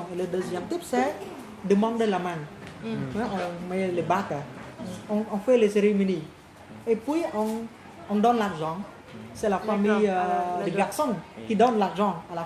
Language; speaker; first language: French; non-native, fluent; Khmer